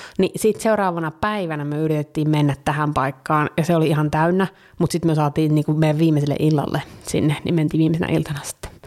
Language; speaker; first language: Finnish; early bilingual, heritage; Finnish